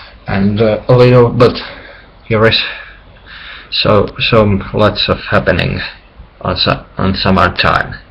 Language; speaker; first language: English; non-native, learner; Finnish